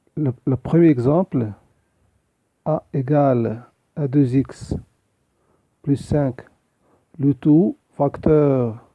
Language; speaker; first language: French; non-native, local second language; Arabic